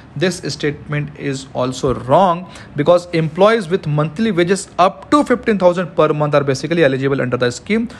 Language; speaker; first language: English; non-native, local second language; Hindi